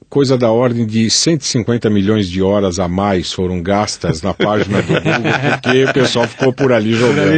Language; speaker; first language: Portuguese; native; Portuguese